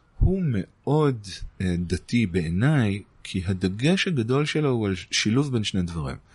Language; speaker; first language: Hebrew; native; Hebrew